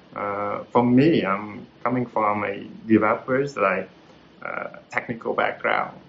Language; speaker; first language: English; non-native, fluent; Vietnamese